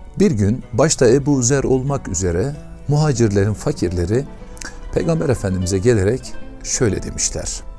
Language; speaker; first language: Turkish; native; Turkish